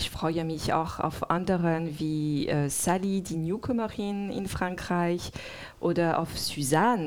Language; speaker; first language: German; non-native, fluent; French